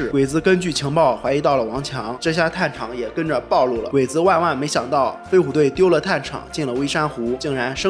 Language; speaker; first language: Chinese; native; Chinese